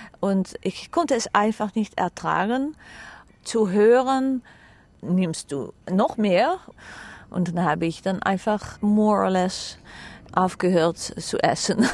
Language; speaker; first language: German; non-native, fluent; Dutch